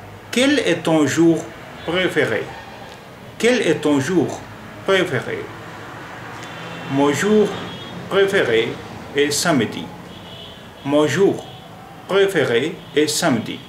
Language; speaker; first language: French; non-native, fluent; Urdu